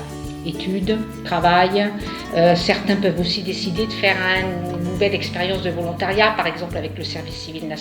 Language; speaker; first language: French; non-native, fluent; Italian